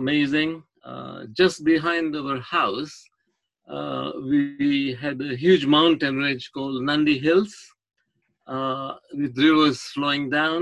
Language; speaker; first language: English; non-native, local second language; Gujarati